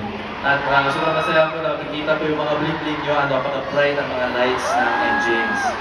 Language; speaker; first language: Korean; non-native, learner; Filipino